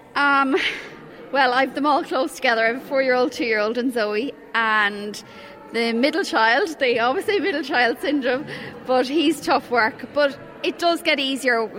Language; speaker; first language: English; native; English